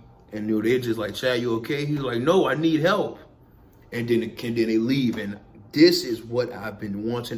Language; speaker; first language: English; native; English